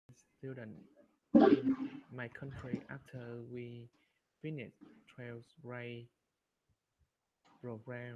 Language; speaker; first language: English; non-native, learner; Vietnamese